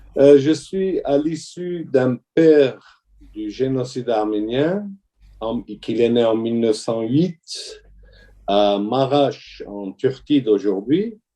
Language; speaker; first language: French; non-native, fluent; Armenian